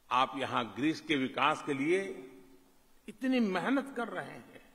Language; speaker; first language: Hindi; non-native, local second language; Gujarati